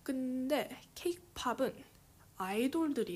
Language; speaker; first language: Korean; early bilingual, heritage; Korean